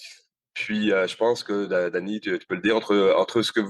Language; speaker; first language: French; native; French